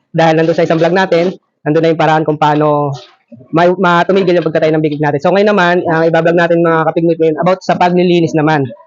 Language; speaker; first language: Filipino; native; Filipino